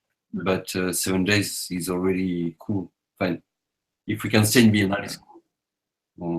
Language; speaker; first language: English; non-native, learner; French